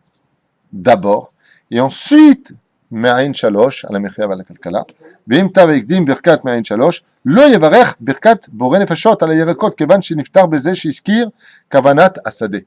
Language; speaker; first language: Hebrew; non-native, fluent; French